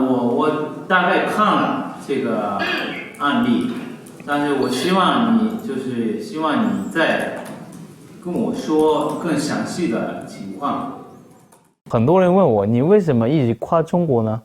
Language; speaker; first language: Chinese; non-native, fluent; Japanese